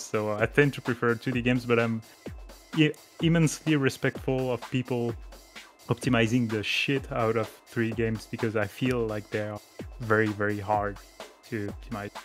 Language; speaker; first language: English; non-native, fluent; French